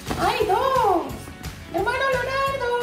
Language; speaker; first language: Spanish; native; Spanish